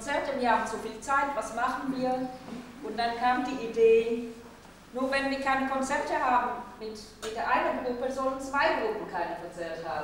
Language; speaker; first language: German; non-native, fluent; Hebrew